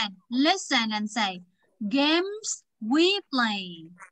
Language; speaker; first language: English; non-native, fluent; Vietnamese